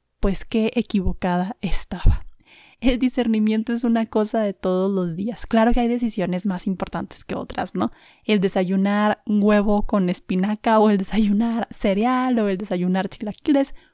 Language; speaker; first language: Spanish; native; Spanish